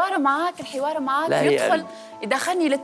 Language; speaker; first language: Arabic; native; Arabic